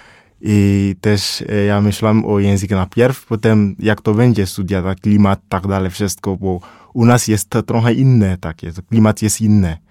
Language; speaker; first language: Polish; non-native, learner; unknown